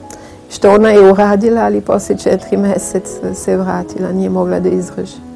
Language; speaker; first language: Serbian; non-native, fluent; French